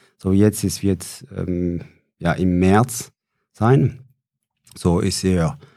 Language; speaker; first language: German; non-native, fluent; French